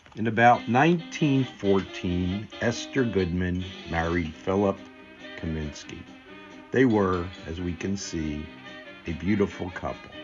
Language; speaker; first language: English; native; English